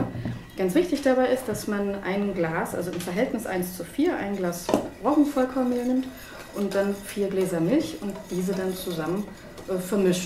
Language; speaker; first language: German; native; German